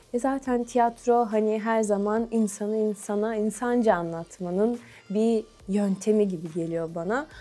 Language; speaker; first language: Turkish; native; Turkish